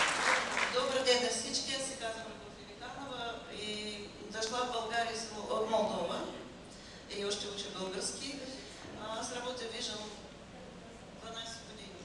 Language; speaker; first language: Bulgarian; non-native, learner; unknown